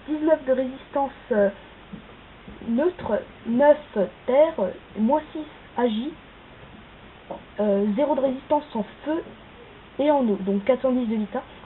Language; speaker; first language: French; native; French